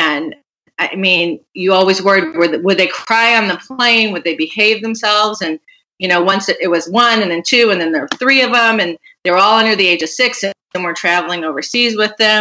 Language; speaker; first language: English; native; English